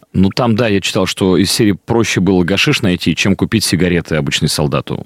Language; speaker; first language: Russian; native; Russian